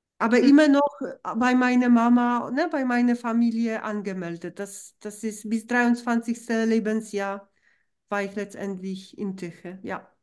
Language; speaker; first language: German; non-native, fluent; Polish